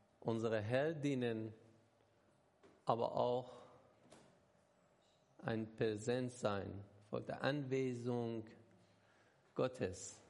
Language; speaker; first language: German; non-native, learner; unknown